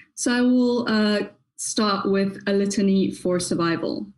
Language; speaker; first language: English; native; English